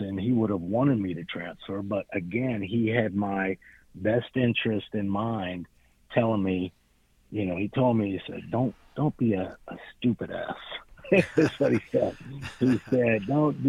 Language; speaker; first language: English; native; English